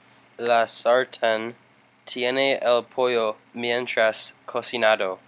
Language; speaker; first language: Spanish; non-native, learner; English